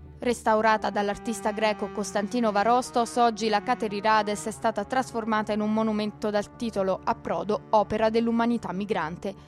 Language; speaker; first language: Italian; native; Italian